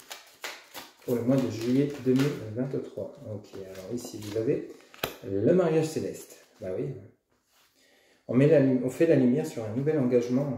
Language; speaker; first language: French; native; French